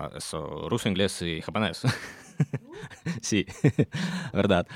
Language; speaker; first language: Spanish; non-native, learner; Russian